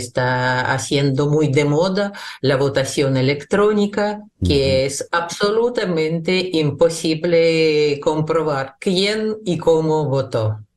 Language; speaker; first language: Spanish; non-native, fluent; Russian